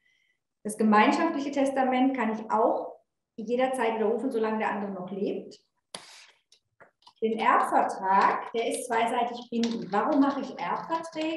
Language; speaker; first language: German; native; German